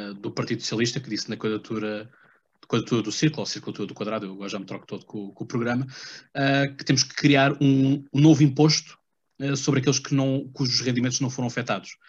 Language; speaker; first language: Portuguese; native; Portuguese